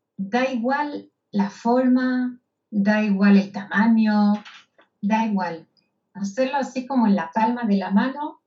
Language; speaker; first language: Spanish; non-native, fluent; Hebrew